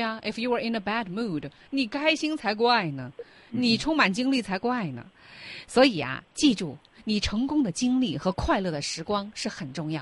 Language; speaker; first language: Chinese; native; Chinese